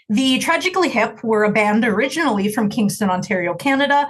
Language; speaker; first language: English; native; English